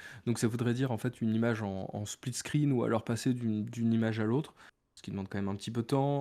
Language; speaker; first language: French; native; French